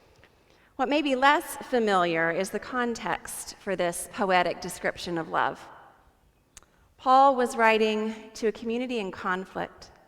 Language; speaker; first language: English; native; English